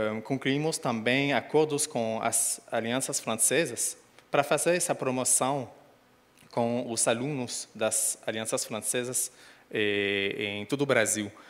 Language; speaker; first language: Portuguese; non-native, fluent; French